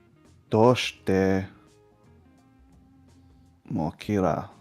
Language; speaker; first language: Japanese; non-native, learner; English